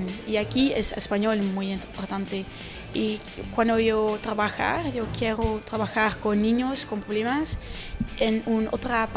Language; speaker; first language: Spanish; non-native, learner; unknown